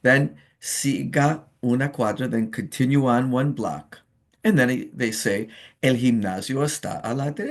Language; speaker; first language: Spanish; non-native, fluent; English